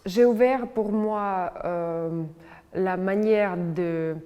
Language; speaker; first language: French; non-native, fluent; Russian